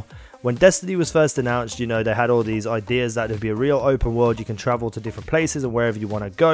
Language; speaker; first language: English; native; English